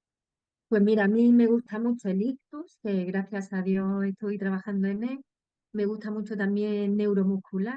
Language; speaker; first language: Spanish; native; Spanish